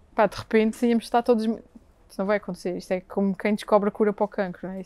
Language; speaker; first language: Portuguese; native; Portuguese